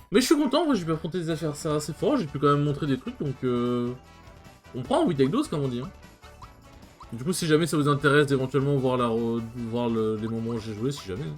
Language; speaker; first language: French; native; French